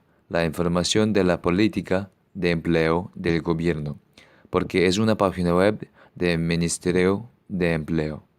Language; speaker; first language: Spanish; non-native, fluent; Korean